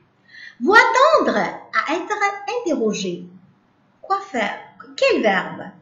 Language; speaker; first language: French; non-native, learner; Uzbek